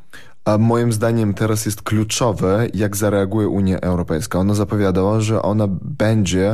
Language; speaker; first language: Polish; non-native, fluent; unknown